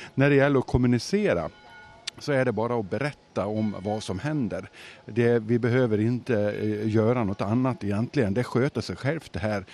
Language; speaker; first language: Swedish; native; Swedish